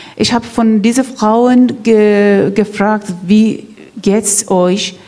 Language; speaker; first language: German; non-native, learner; Persian